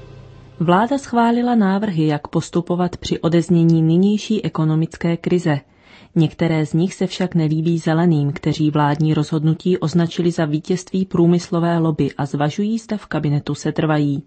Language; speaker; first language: Czech; native; Czech